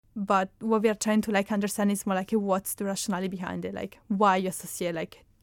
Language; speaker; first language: English; non-native, fluent; Italian